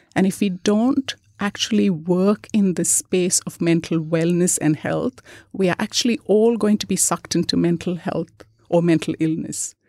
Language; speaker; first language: English; non-native, local second language; Malayalam